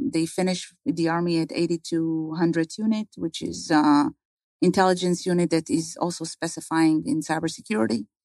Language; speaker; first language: English; non-native, fluent; Hebrew